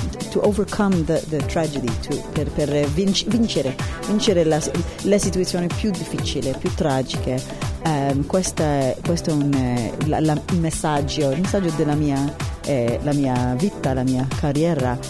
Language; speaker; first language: Italian; non-native, learner; Hebrew